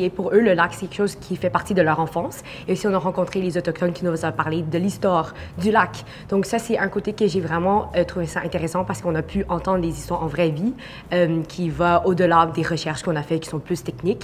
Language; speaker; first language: French; early bilingual, other home language; Chinese